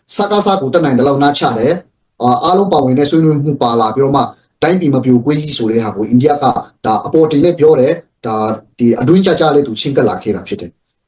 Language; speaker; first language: Burmese; non-native, local second language; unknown